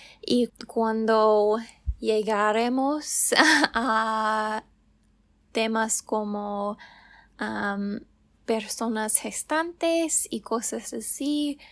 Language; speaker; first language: Spanish; non-native, learner; English